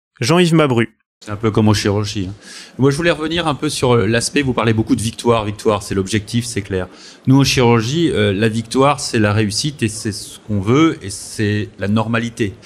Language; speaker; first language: French; native; French